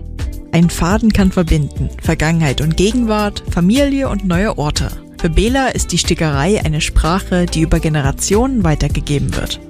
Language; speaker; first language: German; native; German